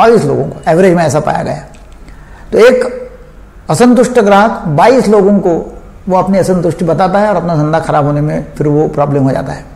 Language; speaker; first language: Hindi; non-native, local second language; Marathi